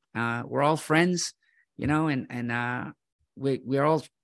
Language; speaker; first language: English; native; English